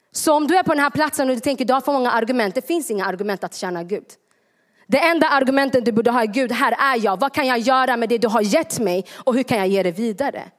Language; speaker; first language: Swedish; early bilingual, other home language; Tigrinya